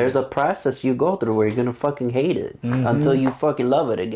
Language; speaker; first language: English; native; English